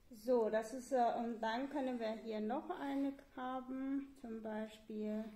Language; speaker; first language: German; non-native, learner; Chinese